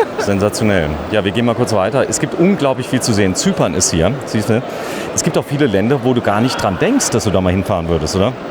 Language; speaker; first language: German; native; German